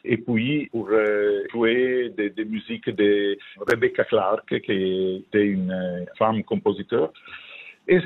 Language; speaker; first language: French; non-native, learner; Italian